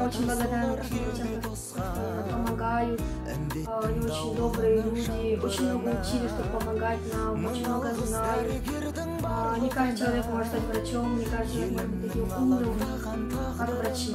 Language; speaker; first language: Russian; non-native, local second language; Kazakh